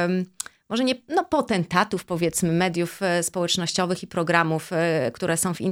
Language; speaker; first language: Polish; native; Polish